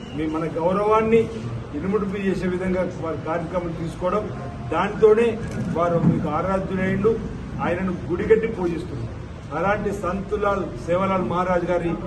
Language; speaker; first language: Telugu; native; Telugu